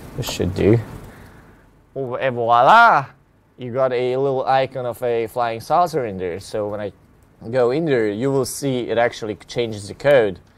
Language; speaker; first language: English; non-native, fluent; Hungarian